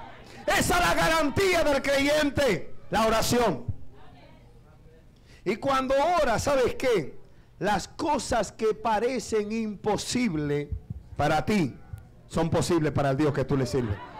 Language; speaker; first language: Spanish; native; Spanish